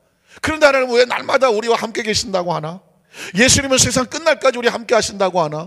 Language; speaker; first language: Korean; native; Korean